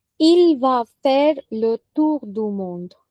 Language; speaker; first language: French; non-native, fluent; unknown